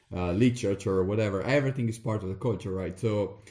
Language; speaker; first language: English; non-native, fluent; Italian